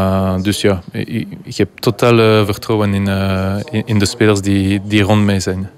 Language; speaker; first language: Dutch; non-native, local second language; French